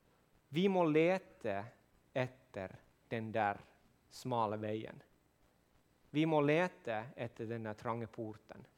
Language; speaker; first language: Swedish; non-native, fluent; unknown